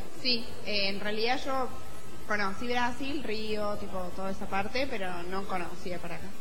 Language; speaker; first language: Portuguese; non-native, learner; Spanish